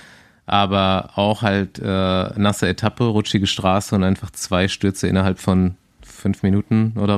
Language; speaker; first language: German; native; German